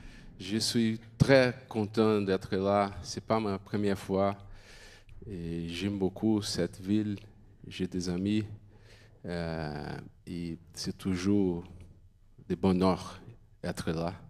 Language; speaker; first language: French; non-native, fluent; Portuguese